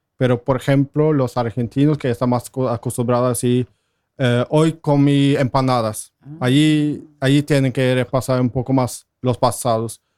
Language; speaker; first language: Spanish; non-native, fluent; Norwegian